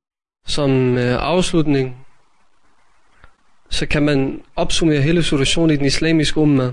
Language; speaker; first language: Danish; native; Danish